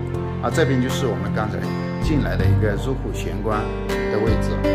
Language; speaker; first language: Chinese; native; Chinese